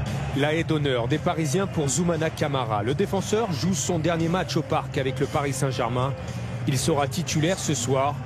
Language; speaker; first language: French; native; French